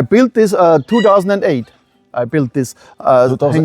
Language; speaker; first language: English; non-native, learner; German